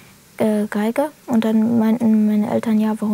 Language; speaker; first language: German; early bilingual, other home language; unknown